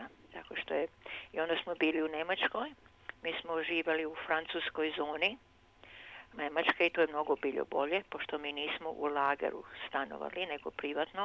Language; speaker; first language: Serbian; early bilingual, heritage; Serbian